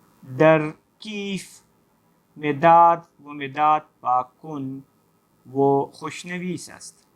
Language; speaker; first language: Persian; non-native, fluent; Urdu